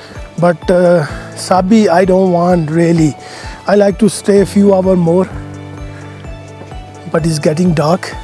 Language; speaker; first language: English; non-native, learner; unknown